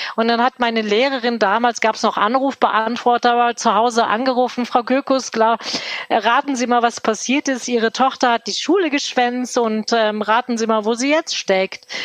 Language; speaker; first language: German; early bilingual, other home language; Turkish